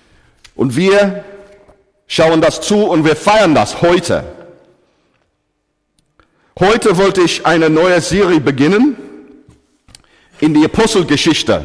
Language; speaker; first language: German; non-native, fluent; English